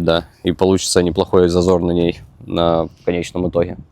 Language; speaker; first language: Russian; native; Russian